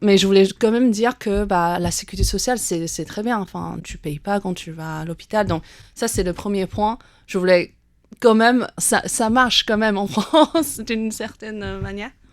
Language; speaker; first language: French; non-native, fluent; Chinese